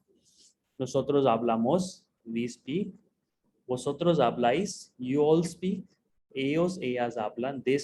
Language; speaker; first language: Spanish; non-native, fluent; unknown